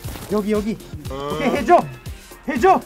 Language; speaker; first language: Korean; non-native, fluent; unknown